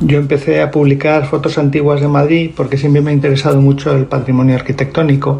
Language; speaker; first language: Spanish; native; Spanish